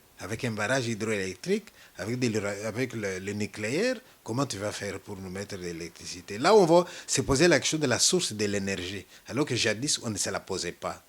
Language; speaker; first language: French; non-native, local second language; Luba-Lulua